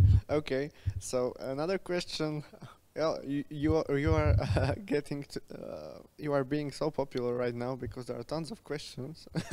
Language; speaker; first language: English; non-native, fluent; Slovak